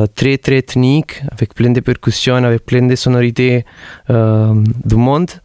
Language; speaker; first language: French; non-native, learner; Italian